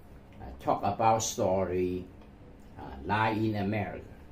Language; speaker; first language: English; non-native, learner; Vietnamese